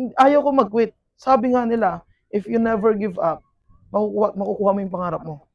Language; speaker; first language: Filipino; non-native, local second language; Iloko